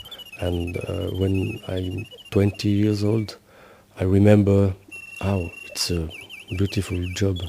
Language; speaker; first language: English; non-native, learner; French